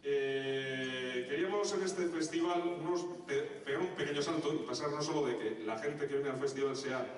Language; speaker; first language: Spanish; non-native, local second language; Basque